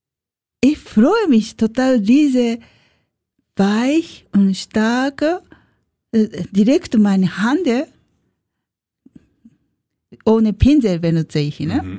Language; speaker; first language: German; non-native, learner; Japanese